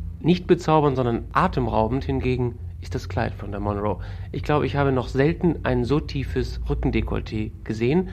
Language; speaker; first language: German; native; German